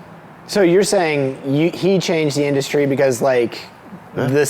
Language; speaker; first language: English; native; English